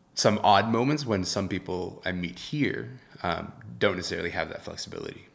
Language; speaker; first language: English; early bilingual, other home language; Arabic